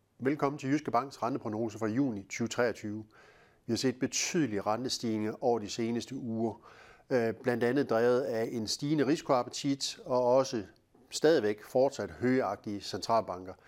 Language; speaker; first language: Danish; native; Danish